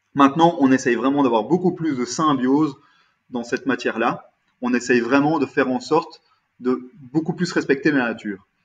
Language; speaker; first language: French; native; French